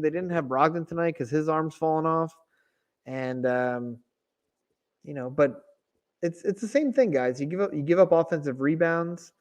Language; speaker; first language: English; native; English